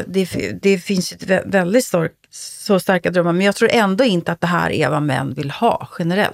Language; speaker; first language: Swedish; native; Swedish